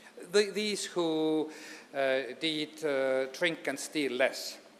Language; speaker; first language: English; non-native, fluent; Estonian